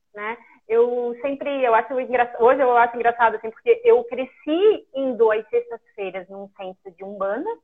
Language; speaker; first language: Portuguese; native; Portuguese